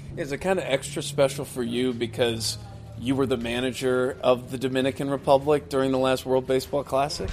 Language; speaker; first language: English; native; English